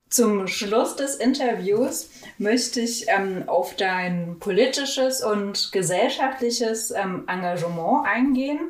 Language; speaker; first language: German; native; German